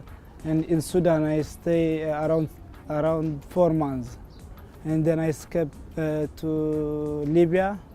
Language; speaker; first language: English; non-native, learner; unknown